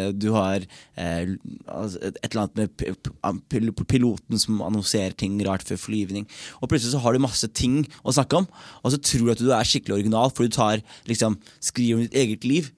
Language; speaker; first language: Norwegian; early bilingual, other home language; Somali